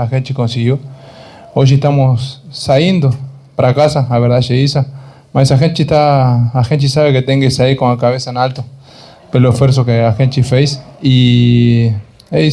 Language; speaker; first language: Portuguese; non-native, fluent; Spanish